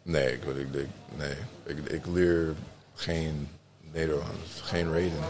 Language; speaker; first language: Dutch; non-native, learner; English